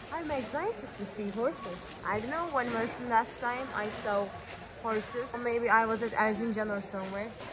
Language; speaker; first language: English; non-native, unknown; Turkish